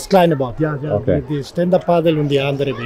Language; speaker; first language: German; non-native, learner; Spanish